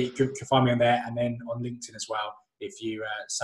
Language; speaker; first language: English; native; English